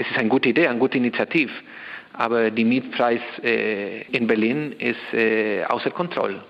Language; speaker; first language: German; non-native, learner; Spanish